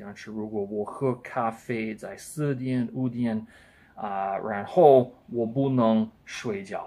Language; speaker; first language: Chinese; non-native, learner; English